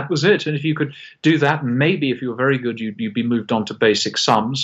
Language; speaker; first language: English; native; English